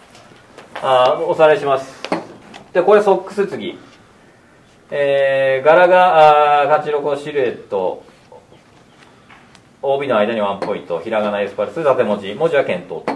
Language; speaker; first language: Japanese; native; Japanese